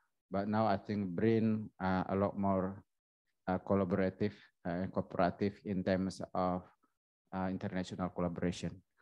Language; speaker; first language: English; non-native, fluent; Indonesian